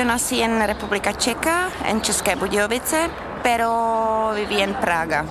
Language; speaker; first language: Spanish; non-native, fluent; Czech